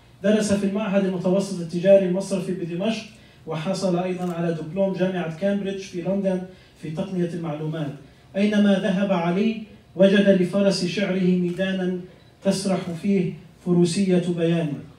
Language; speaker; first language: Arabic; native; Arabic